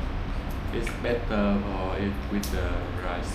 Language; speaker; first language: English; non-native, learner; Vietnamese